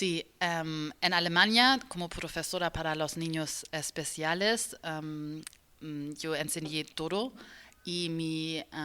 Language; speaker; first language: Spanish; non-native, learner; German